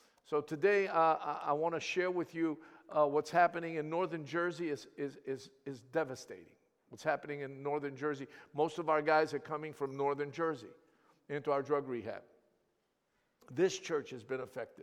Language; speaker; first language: English; early bilingual, other home language; Greek